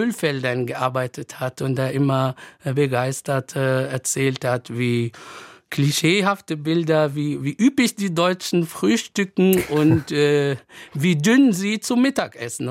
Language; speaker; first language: German; non-native, fluent; Arabic